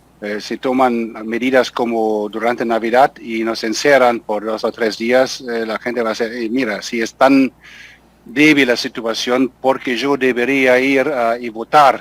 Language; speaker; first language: Spanish; non-native, fluent; German